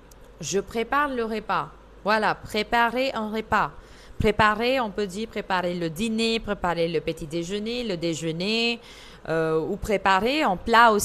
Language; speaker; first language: French; non-native, fluent; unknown